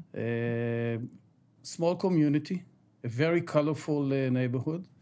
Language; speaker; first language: English; non-native, fluent; Ladino